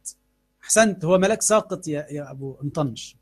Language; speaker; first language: Arabic; native; Arabic